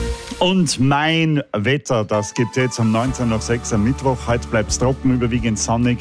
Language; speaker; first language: German; native; German